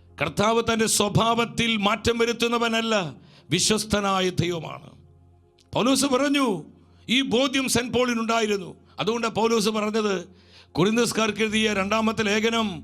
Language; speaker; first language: Malayalam; native; Malayalam